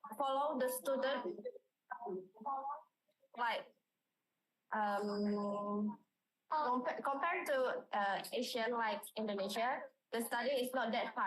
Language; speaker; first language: English; non-native, learner; Indonesian